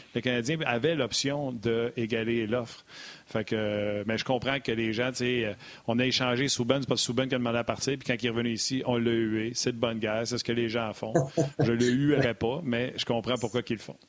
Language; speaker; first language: French; native; French